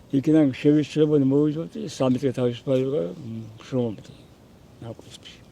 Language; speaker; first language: Georgian; native; Georgian